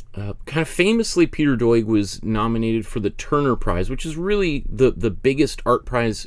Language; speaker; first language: English; native; English